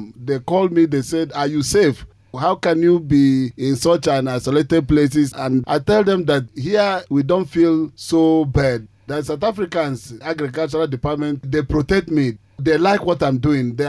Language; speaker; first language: English; non-native, local second language; Igbo